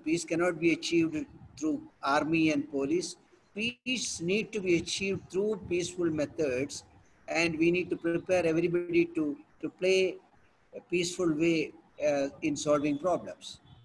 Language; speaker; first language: English; non-native, local second language; Hindi